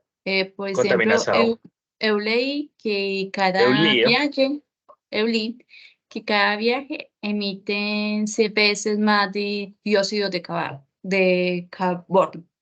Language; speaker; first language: Portuguese; non-native, learner; Spanish